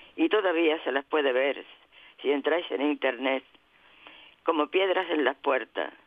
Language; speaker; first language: Spanish; native; Spanish